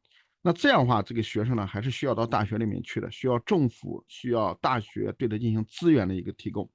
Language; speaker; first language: Chinese; native; Chinese